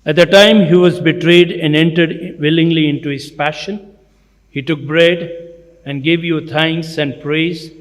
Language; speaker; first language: English; non-native, local second language; Gujarati